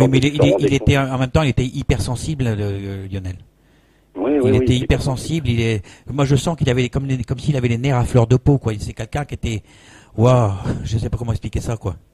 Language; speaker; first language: French; native; French